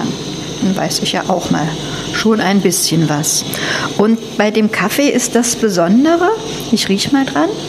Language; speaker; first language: German; native; German